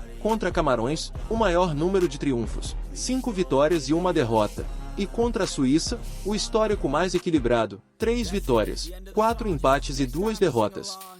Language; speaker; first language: Portuguese; native; Portuguese